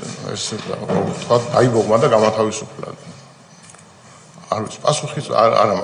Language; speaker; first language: Georgian; native; Georgian